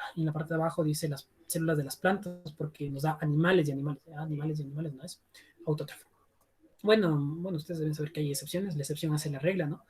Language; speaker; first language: Spanish; native; Spanish